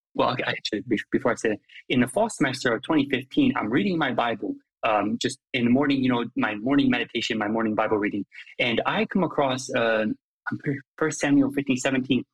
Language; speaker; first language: English; non-native, fluent; Hungarian